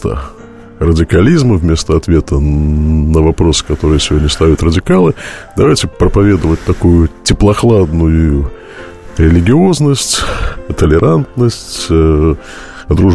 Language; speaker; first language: Russian; native; Russian